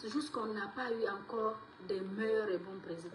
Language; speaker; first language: French; non-native, local second language; Fula